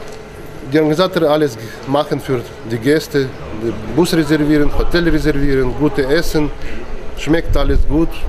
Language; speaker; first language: German; non-native, learner; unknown